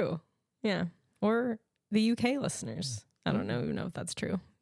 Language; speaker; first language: English; native; English